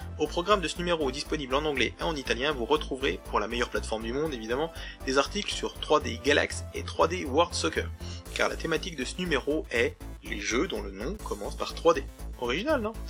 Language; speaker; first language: French; native; French